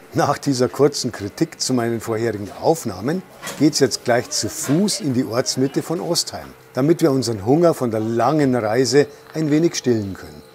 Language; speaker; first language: German; native; German